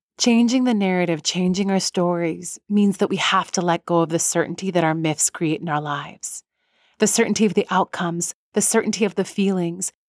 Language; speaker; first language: English; early bilingual, other home language; Persian